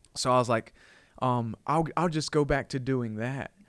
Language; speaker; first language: English; native; English